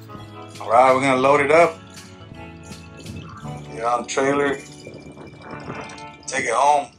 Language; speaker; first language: English; native; English